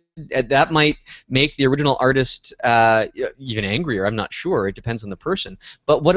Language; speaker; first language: English; native; English